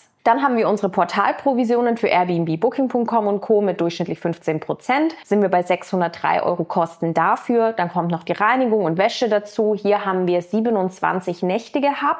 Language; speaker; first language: German; native; German